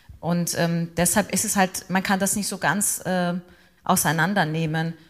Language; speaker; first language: German; non-native, fluent; Persian